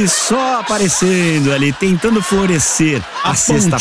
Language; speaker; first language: Portuguese; native; Portuguese